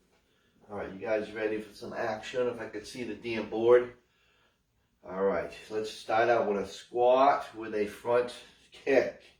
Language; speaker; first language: English; native; English